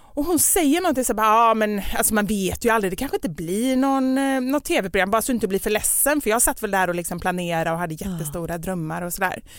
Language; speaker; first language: Swedish; native; Swedish